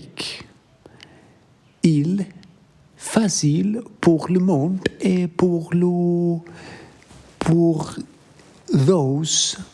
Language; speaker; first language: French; non-native, learner; Arabic